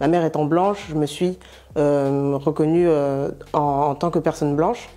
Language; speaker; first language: French; native; French